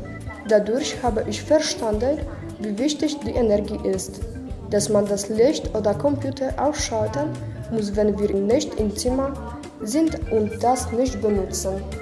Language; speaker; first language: German; non-native, learner; Polish